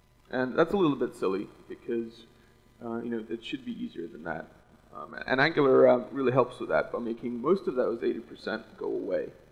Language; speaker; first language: English; non-native, fluent; Russian